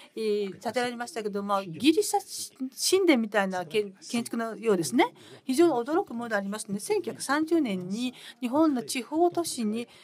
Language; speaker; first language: Japanese; non-native, fluent; French